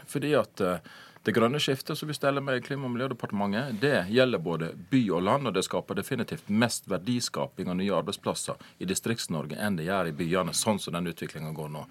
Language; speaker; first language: Norwegian; native; Norwegian